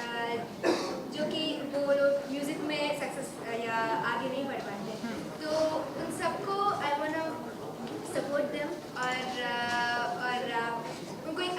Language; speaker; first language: Hindi; non-native, local second language; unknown